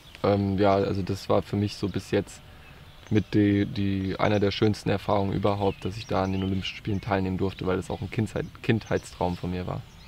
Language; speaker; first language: German; native; German